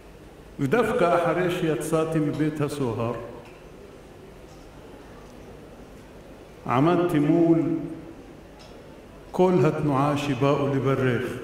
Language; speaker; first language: Hebrew; non-native, local second language; Arabic